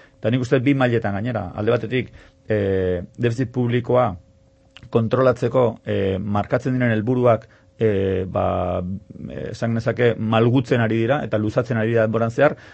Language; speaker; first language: Basque; native; Basque